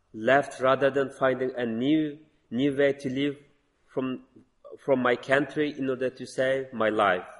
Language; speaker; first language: English; non-native, learner; Uyghur